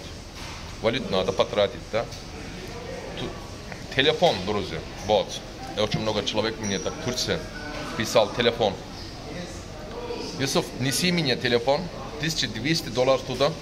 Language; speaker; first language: Russian; non-native, learner; Turkish